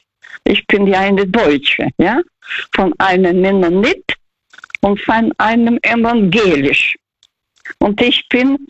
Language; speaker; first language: German; non-native, fluent; Russian